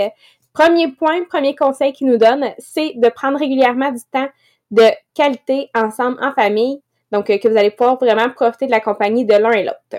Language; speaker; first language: French; native; French